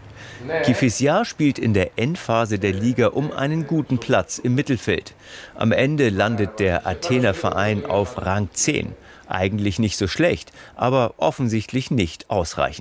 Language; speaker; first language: German; native; German